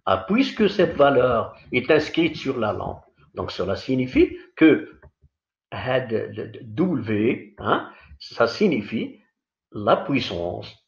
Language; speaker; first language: French; non-native, local second language; Arabic